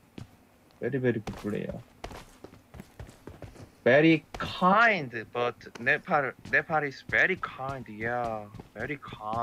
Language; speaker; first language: English; non-native, learner; Korean